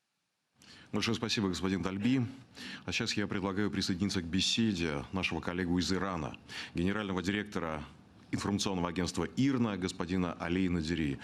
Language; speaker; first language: Russian; native; Russian